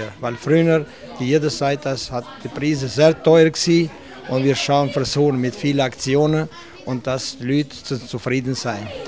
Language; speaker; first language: German; non-native, learner; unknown